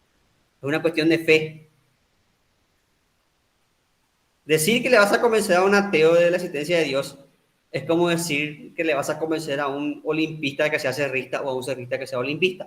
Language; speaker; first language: Spanish; native; Spanish